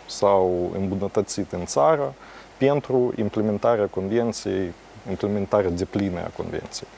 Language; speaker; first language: Romanian; non-native, local second language; Russian